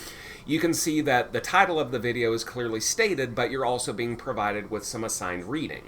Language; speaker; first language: English; native; English